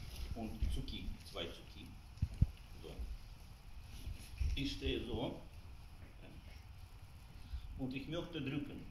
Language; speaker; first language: German; non-native, learner; Russian